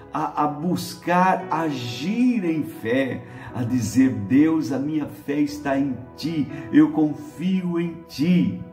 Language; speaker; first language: Portuguese; native; Portuguese